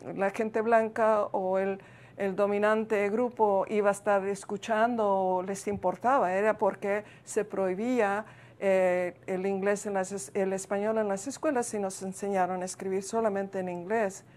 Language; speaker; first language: Spanish; early bilingual, heritage; Spanish